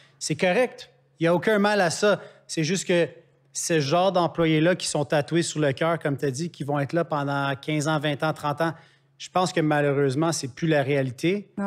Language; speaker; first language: French; native; French